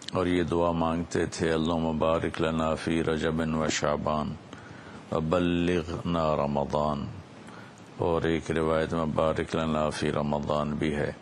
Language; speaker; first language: Urdu; non-native, local second language; Punjabi